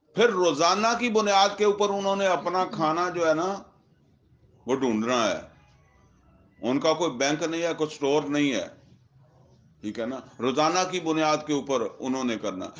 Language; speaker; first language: Urdu; non-native, local second language; Punjabi